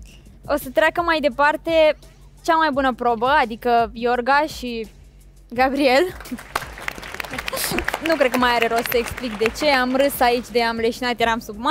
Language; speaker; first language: Romanian; native; Romanian